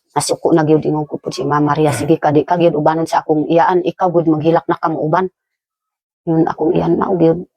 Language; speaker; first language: Cebuano; non-native, local second language; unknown